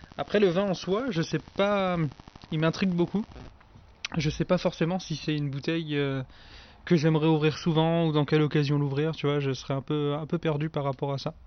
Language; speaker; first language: French; native; French